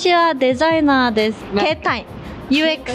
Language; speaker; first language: Japanese; non-native, learner; Korean